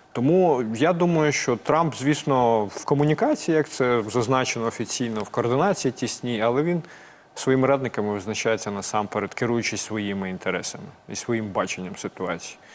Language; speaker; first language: Ukrainian; native; Ukrainian